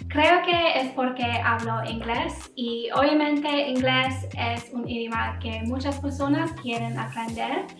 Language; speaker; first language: Spanish; non-native, learner; English